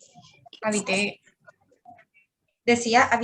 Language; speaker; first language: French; non-native, learner; Spanish